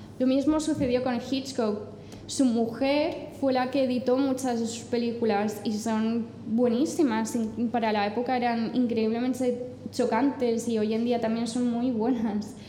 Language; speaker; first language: Spanish; non-native, fluent; English